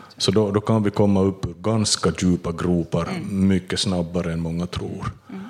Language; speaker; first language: Swedish; native; Swedish